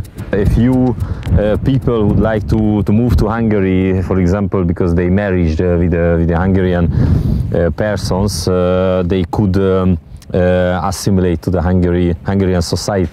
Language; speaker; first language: English; non-native, fluent; Hungarian